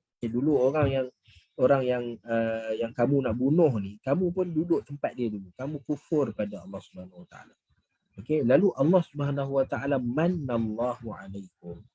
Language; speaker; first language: Malay; native; Malay